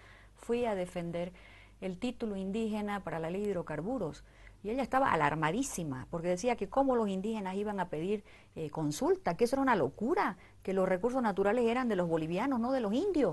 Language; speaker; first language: Spanish; native; Spanish